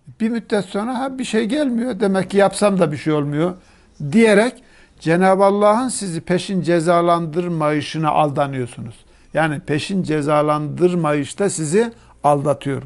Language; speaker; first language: Turkish; native; Turkish